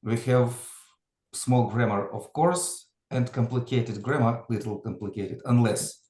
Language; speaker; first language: English; non-native, fluent; Ukrainian